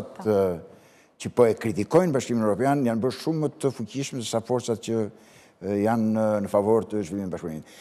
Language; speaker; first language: Albanian; native; Albanian